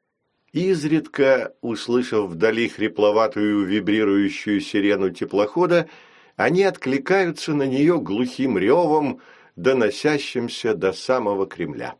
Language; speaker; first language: Russian; native; Russian